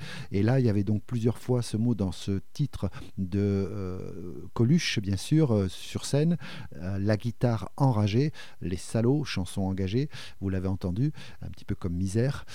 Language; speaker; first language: French; native; French